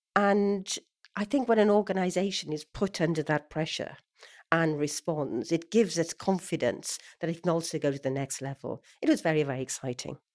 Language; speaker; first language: English; native; English